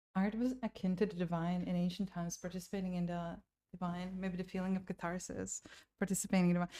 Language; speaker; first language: English; non-native, fluent; Latvian